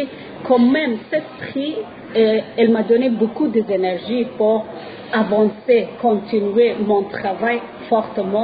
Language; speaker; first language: French; non-native, learner; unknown